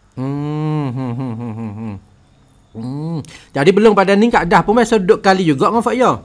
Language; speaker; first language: Malay; native; Malay